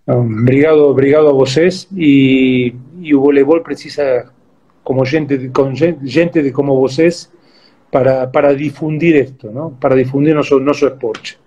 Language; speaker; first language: Portuguese; non-native, fluent; Spanish